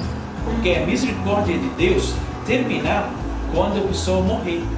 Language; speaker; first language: Portuguese; non-native, learner; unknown